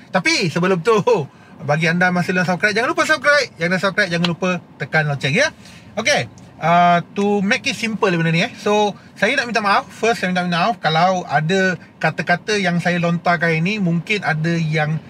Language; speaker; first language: Malay; non-native, local second language; Chinese